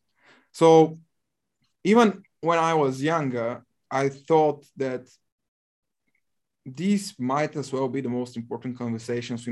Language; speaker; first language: English; non-native, fluent; Bulgarian